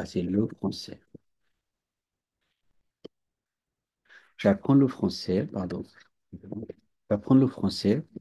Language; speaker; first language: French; non-native, fluent; Bangla